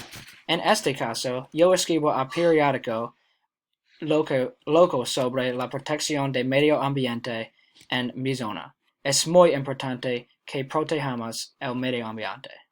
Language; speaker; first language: Spanish; non-native, learner; English